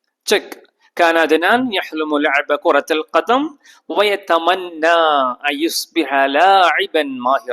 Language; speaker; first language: Arabic; non-native, fluent; Malayalam